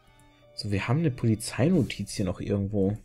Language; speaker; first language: German; native; German